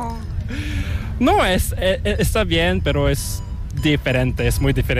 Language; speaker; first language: Spanish; non-native, fluent; Korean